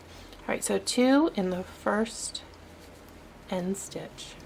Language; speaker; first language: English; native; English